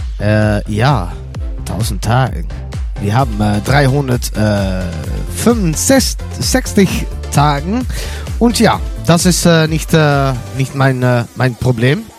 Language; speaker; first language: German; non-native, learner; Dutch